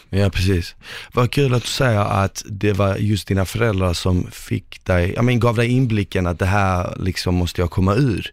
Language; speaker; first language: Swedish; early bilingual, other home language; Bosnian